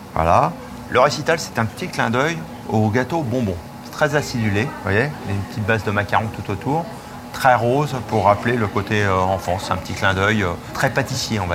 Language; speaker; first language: French; native; French